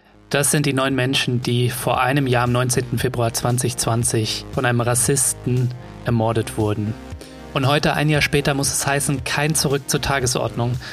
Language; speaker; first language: German; native; German